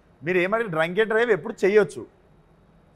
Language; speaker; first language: Telugu; native; Telugu